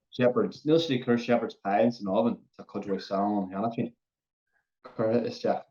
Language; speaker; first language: Irish; native; Irish